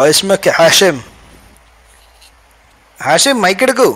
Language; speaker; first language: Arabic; non-native, learner; Malayalam